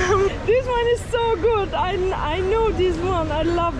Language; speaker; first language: English; non-native, learner; Turkish